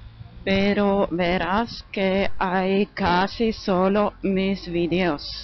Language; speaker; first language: Spanish; non-native, fluent; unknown